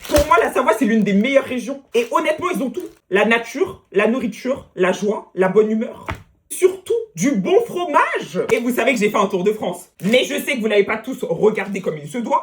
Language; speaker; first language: French; native; French